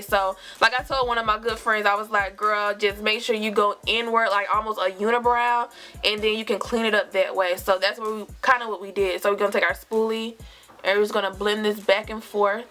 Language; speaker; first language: English; native; English